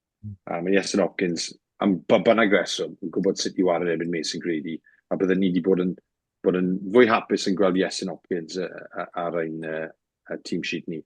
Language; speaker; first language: Welsh; native; Welsh